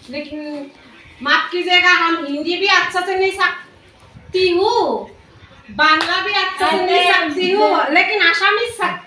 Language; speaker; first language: Hindi; non-native, local second language; Bangla